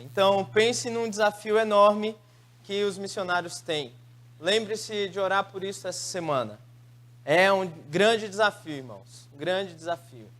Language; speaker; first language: Portuguese; native; Portuguese